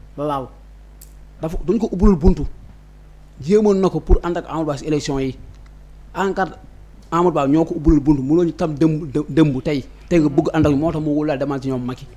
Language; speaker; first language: Wolof; non-native, local second language; Fula